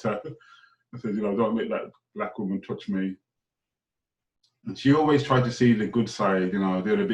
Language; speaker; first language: English; native; English